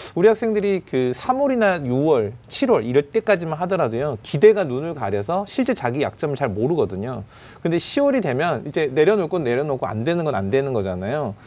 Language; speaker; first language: Korean; native; Korean